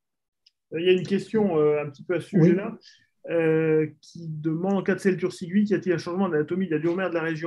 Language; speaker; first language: French; native; French